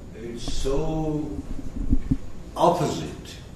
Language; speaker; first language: English; non-native, fluent; Persian